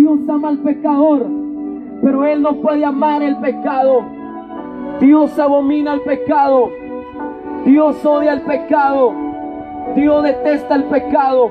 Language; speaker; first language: Spanish; native; Spanish